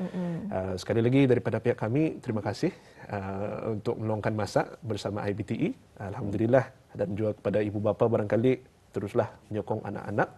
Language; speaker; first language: Malay; native; Malay